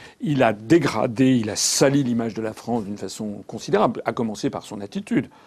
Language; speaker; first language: French; native; French